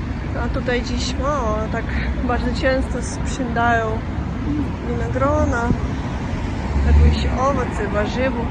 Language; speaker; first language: Polish; non-native, learner; Russian